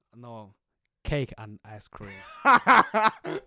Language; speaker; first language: English; non-native, learner; Chinese